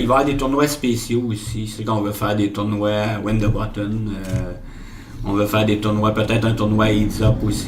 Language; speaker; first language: French; native; French